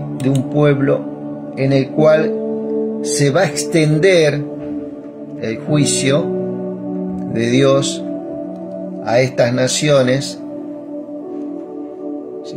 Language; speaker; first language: Spanish; native; Spanish